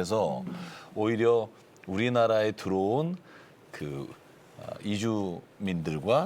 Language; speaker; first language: Korean; native; Korean